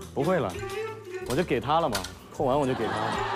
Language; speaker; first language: Chinese; native; Chinese